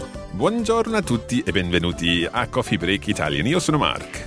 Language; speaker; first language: Italian; non-native, fluent; English